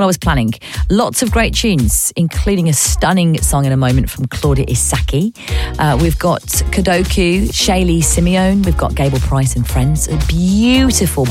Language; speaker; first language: English; native; English